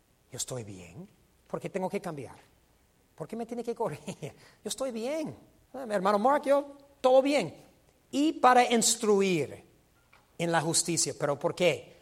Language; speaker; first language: Spanish; non-native, fluent; English